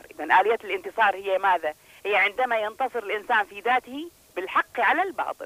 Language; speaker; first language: Arabic; native; Arabic